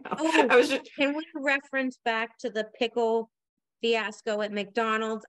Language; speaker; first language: English; native; English